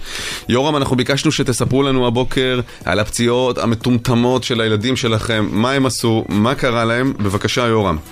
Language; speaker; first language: Hebrew; native; Hebrew